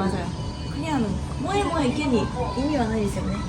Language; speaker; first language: Korean; non-native, learner; Japanese